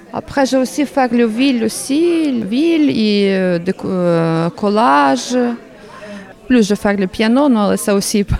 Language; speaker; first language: French; non-native, learner; Ukrainian